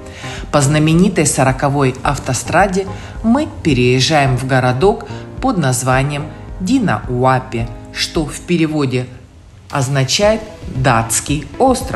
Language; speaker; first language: Russian; native; Russian